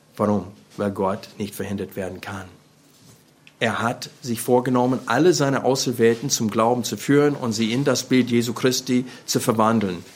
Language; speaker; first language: German; non-native, fluent; English